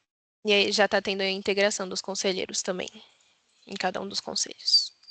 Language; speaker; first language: Portuguese; native; Portuguese